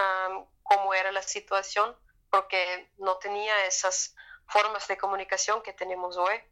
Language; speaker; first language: Spanish; non-native, fluent; German